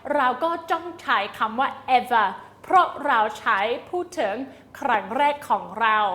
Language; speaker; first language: Thai; non-native, fluent; English